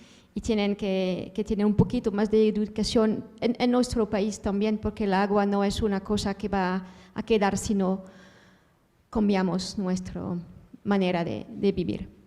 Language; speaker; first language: Spanish; non-native, fluent; Dutch